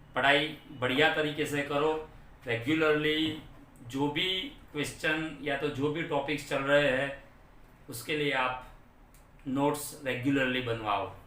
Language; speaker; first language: Hindi; non-native, local second language; Gujarati